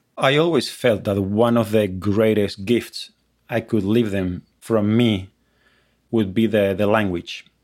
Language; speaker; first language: English; non-native, fluent; Spanish